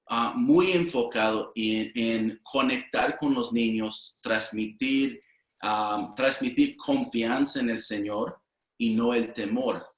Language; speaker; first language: Spanish; non-native, fluent; English